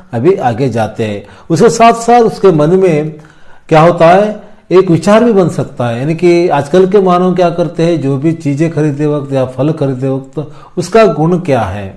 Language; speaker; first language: Hindi; non-native, local second language; Kannada